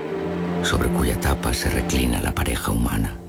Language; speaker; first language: Spanish; native; Spanish